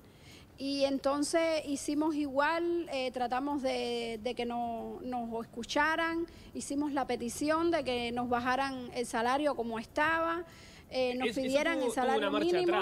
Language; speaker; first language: Spanish; native; Spanish